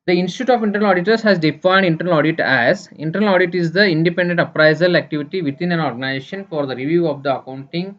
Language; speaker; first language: English; non-native, local second language; Kannada